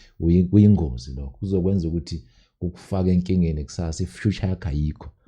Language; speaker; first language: Zulu; native; Zulu